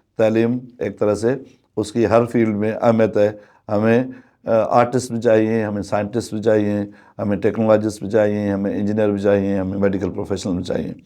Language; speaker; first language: Urdu; non-native, local second language; Sindhi